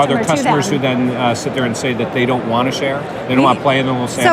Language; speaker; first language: English; native; English